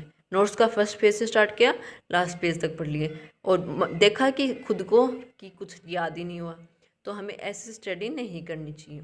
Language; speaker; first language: Hindi; native; Hindi